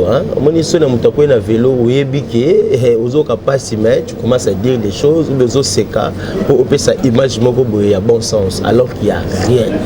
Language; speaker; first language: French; non-native, local second language; Lingala